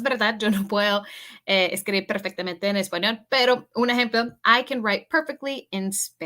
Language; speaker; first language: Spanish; early bilingual, heritage; English